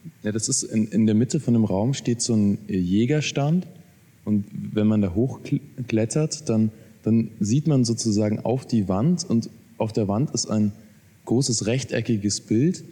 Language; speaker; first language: German; native; German